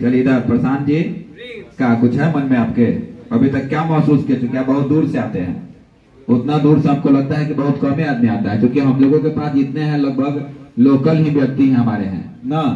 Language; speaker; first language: Hindi; native; Hindi